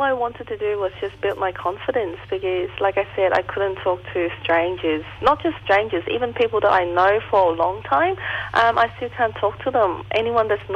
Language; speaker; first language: English; non-native, local second language; Cantonese